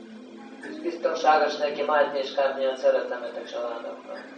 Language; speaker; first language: Hungarian; non-native, learner; Russian